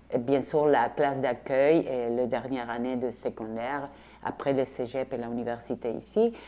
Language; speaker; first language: French; non-native, fluent; Spanish